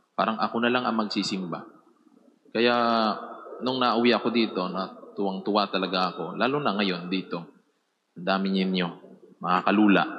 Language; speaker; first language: Filipino; native; Filipino